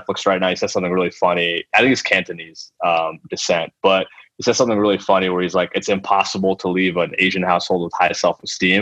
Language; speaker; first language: English; early bilingual, other home language; Telugu